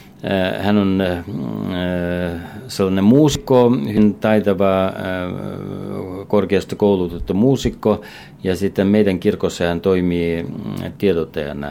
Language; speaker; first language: Finnish; non-native, fluent; Russian